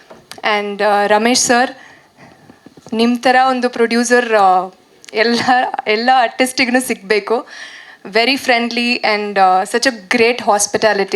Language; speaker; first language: Kannada; non-native, fluent; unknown